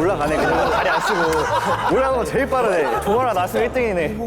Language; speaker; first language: Korean; native; Korean